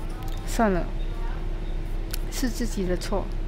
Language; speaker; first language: Chinese; non-native, local second language; English